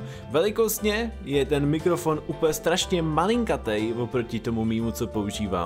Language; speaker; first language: Czech; native; Czech